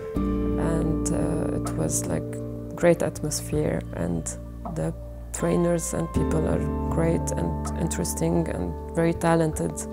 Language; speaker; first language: English; non-native, fluent; Arabic